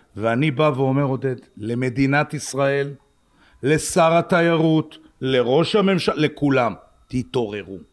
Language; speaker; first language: Hebrew; native; Hebrew